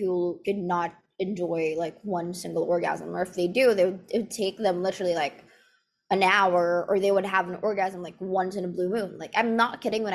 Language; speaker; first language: English; non-native, local second language; Filipino